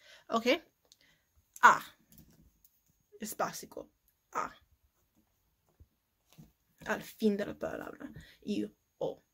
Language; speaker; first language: Spanish; non-native, learner; English